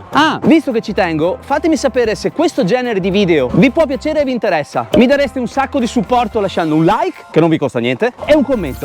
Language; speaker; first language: Italian; native; Italian